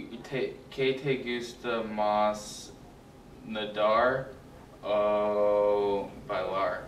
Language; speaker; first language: Spanish; non-native, learner; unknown